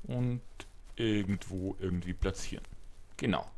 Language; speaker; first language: German; native; German